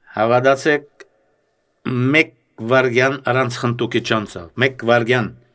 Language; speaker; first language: Armenian; early bilingual, heritage; Armenian